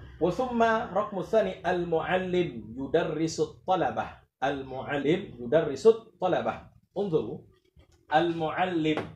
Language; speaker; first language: Arabic; non-native, fluent; Indonesian